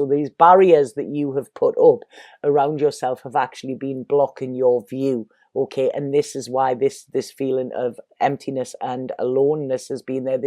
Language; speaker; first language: English; native; English